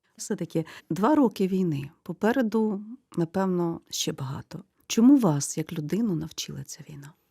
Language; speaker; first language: Ukrainian; native; Ukrainian